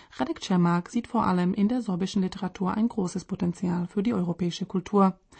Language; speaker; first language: German; non-native, fluent; Czech